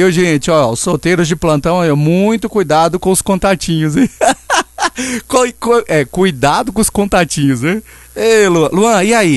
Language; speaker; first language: Portuguese; native; Portuguese